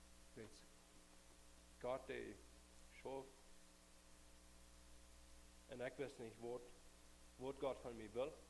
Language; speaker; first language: German; non-native, learner; Plautdietsch